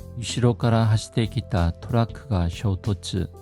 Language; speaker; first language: Japanese; non-native, fluent; Korean